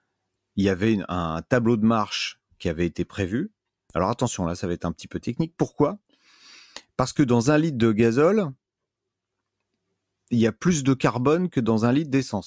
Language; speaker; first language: French; native; French